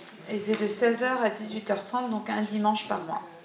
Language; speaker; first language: French; native; French